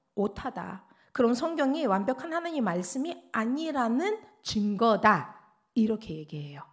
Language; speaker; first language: Korean; non-native, fluent; Russian